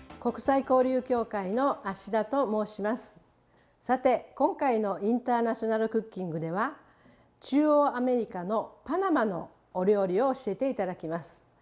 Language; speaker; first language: Japanese; native; Japanese